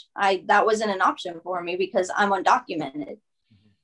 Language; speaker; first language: English; early bilingual, other home language; Spanish